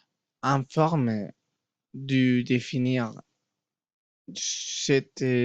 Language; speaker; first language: French; non-native, learner; Spanish